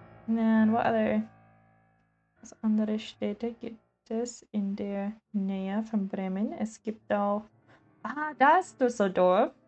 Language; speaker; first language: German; non-native, learner; English